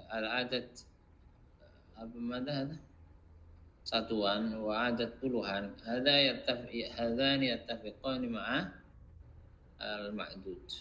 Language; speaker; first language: Arabic; non-native, fluent; Indonesian